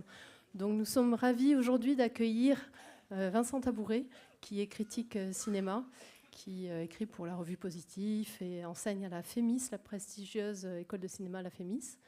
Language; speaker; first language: French; native; French